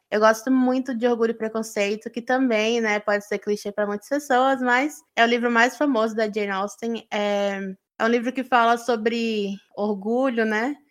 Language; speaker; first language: Portuguese; native; Portuguese